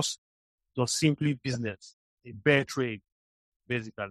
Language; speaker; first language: English; non-native, local second language; Igbo